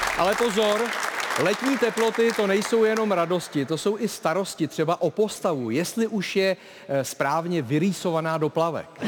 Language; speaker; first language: Czech; native; Czech